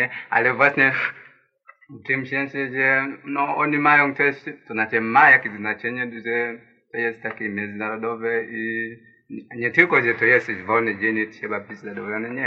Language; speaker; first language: Polish; non-native, learner; Swahili